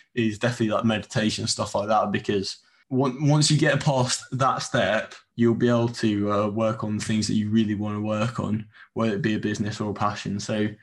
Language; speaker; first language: English; non-native, fluent; Spanish